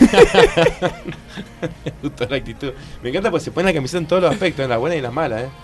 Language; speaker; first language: Spanish; native; Spanish